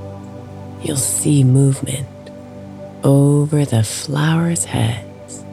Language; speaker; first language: English; native; English